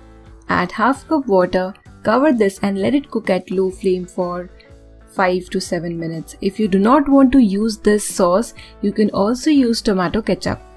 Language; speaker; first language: English; non-native, local second language; Hindi